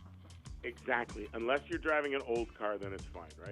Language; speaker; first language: English; native; English